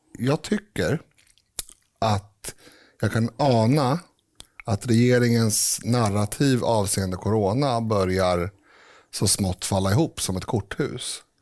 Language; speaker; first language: Swedish; native; Swedish